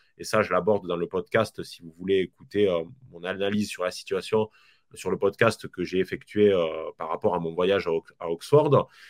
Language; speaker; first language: French; native; French